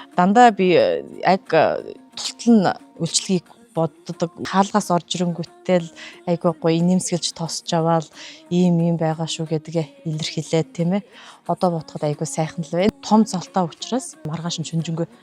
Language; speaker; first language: Mongolian; non-native, local second language; Kazakh